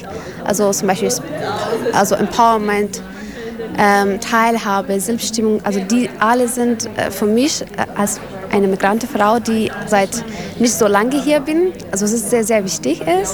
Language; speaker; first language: German; non-native, learner; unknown